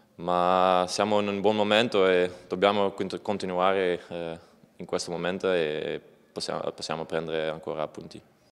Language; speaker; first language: Italian; non-native, fluent; Dutch